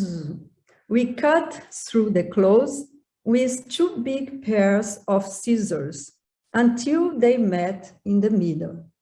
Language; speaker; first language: English; non-native, learner; Portuguese